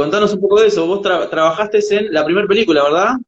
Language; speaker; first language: Spanish; native; Spanish